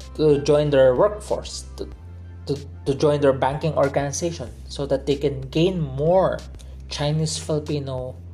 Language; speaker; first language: English; non-native, local second language; Filipino